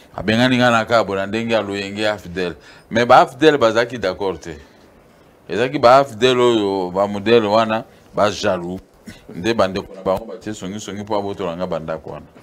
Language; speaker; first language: Lingala; native; Lingala